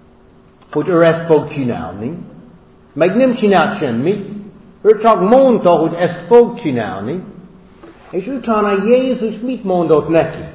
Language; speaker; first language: Hungarian; non-native, fluent; English